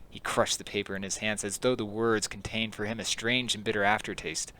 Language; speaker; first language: English; native; English